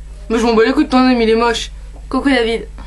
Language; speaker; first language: French; native; French